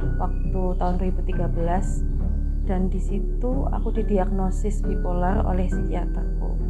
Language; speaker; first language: Indonesian; native; Indonesian